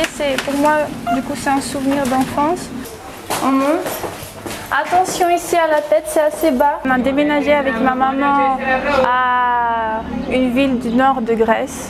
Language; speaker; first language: French; early bilingual, heritage; French